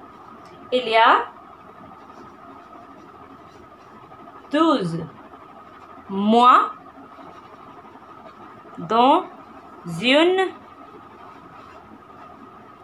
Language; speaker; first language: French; non-native, fluent; Hindi